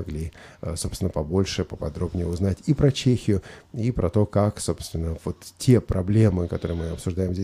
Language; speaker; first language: Russian; native; Russian